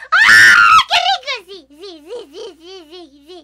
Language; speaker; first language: Spanish; native; Spanish